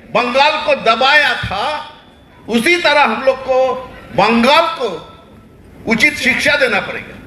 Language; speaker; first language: Hindi; non-native, local second language; Bangla